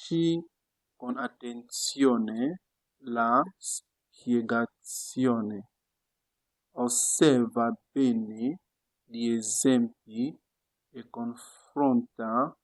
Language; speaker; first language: Italian; non-native, fluent; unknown